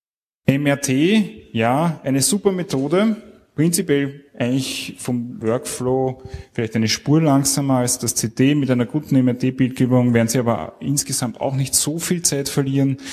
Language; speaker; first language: German; native; German